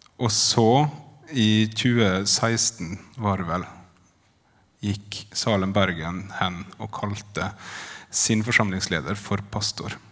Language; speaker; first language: Norwegian; native; Norwegian